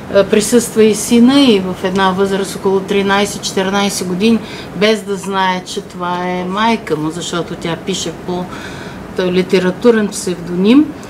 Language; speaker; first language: Bulgarian; native; Bulgarian